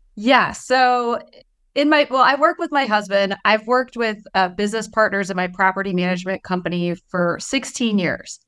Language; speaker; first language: English; native; English